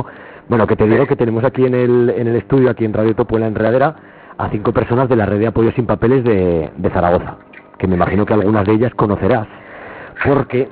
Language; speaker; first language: Spanish; native; Spanish